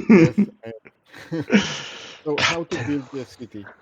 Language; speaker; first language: English; non-native, learner; Polish